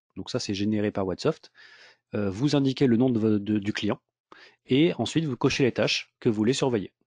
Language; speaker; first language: French; native; French